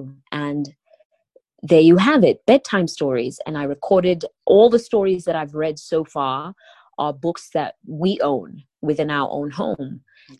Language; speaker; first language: English; non-native, local second language; Tswana